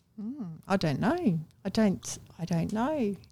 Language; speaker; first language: English; native; English